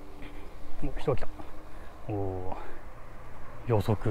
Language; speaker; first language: Japanese; native; Japanese